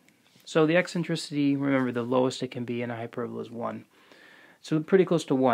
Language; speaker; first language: English; native; English